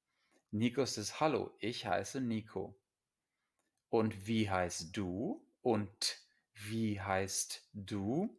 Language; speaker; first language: German; non-native, fluent; English